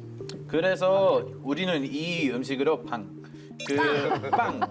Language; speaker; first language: Korean; non-native, fluent; Hebrew